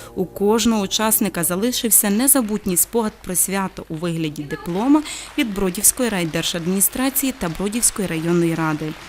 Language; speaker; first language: Ukrainian; native; Ukrainian